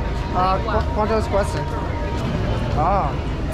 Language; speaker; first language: Spanish; non-native, learner; English